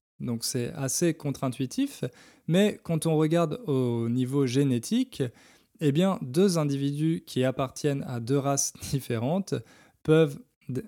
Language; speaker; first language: French; native; French